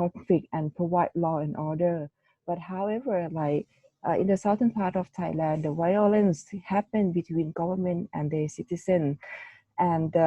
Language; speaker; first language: English; non-native, learner; Thai